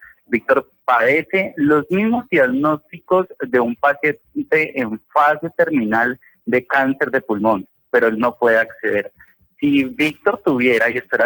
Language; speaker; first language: Spanish; native; Spanish